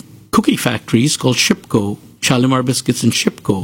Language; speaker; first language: English; non-native, local second language; Gujarati